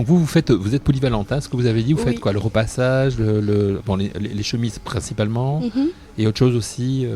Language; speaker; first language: French; native; French